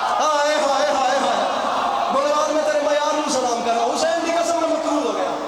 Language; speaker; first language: Urdu; non-native, local second language; Punjabi